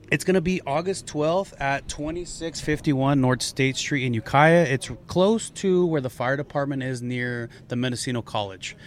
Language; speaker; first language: English; early bilingual, other home language; Spanish